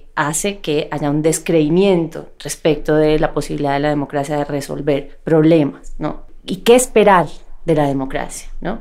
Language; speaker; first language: Spanish; native; Spanish